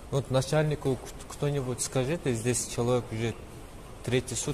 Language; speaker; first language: Russian; non-native, local second language; Kyrgyz